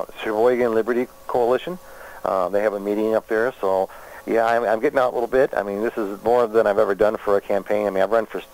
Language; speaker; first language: English; native; English